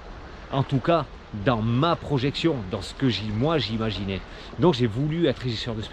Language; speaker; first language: French; native; French